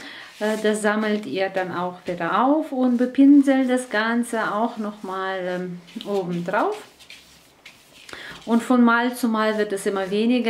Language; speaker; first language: German; native; German